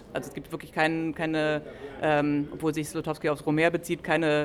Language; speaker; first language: German; native; German